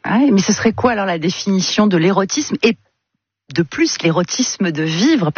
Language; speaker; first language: French; native; French